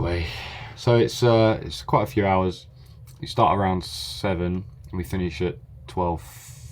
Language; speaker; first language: English; native; English